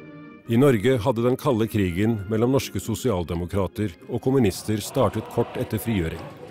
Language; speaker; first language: Norwegian; native; Norwegian